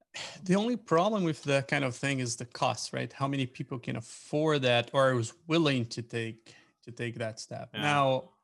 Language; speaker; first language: English; non-native, fluent; Portuguese